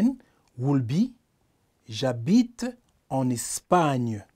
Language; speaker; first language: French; non-native, fluent; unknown